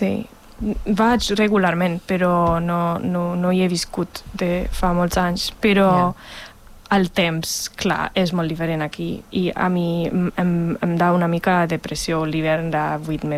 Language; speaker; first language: Catalan; non-native, fluent; German